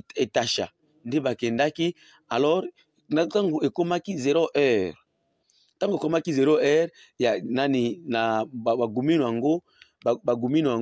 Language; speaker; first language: Lingala; non-native, local second language; Swahili